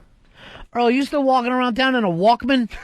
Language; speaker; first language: English; native; English